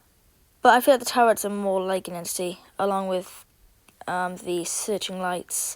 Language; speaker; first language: English; native; English